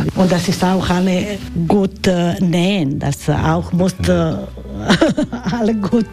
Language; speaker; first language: German; non-native, learner; Croatian